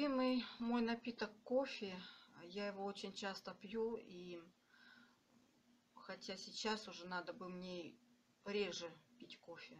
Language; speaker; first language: Russian; native; Russian